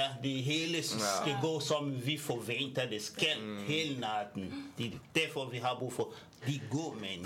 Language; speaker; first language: Danish; non-native, fluent; French